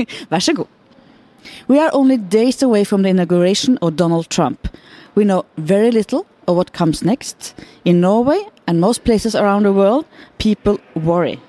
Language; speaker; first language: English; non-native, fluent; Norwegian